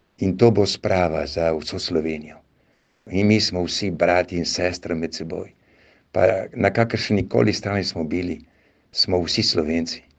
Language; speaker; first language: Slovenian; early bilingual, heritage; Slovenian